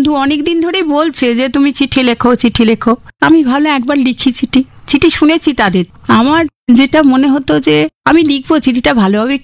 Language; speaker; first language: Bangla; native; Bangla